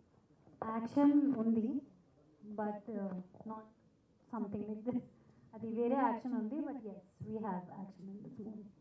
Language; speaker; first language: Telugu; non-native, fluent; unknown